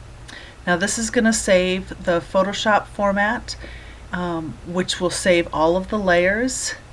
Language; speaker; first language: English; native; English